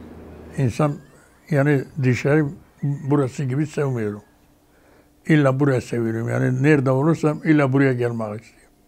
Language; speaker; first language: Turkish; non-native, local second language; Kurdish